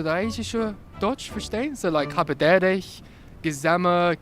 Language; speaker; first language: German; non-native, learner; English